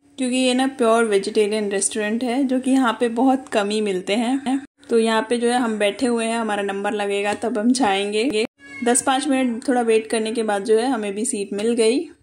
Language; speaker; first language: Hindi; native; Hindi